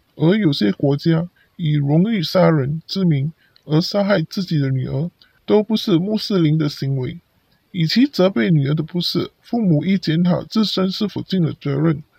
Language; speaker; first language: Chinese; non-native, local second language; Cantonese